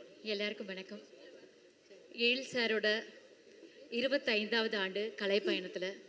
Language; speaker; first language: Tamil; native; Tamil